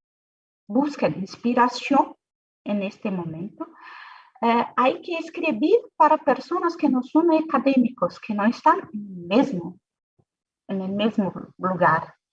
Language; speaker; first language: Spanish; non-native, fluent; Portuguese